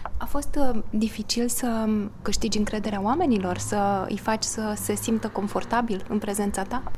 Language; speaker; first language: Romanian; native; Romanian